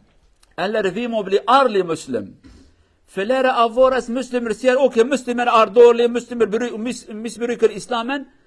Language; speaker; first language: Norwegian; non-native, learner; Kurdish